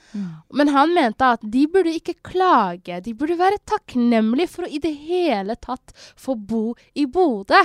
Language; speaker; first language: Norwegian; early bilingual, other home language; Somali